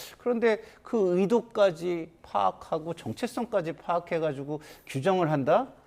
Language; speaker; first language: Korean; native; Korean